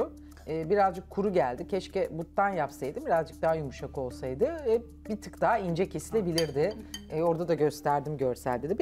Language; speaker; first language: Turkish; native; Turkish